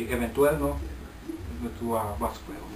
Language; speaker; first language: Bulgarian; non-native, learner; Finnish